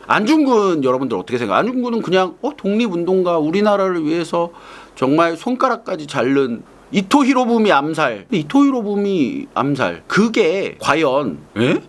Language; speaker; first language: Korean; native; Korean